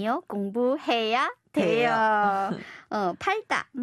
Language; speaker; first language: Korean; non-native, fluent; Chinese